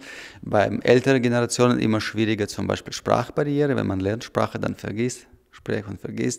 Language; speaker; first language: German; non-native, learner; Russian